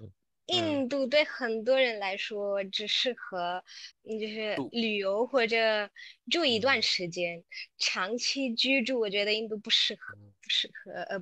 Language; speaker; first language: Chinese; non-native, local second language; Tamil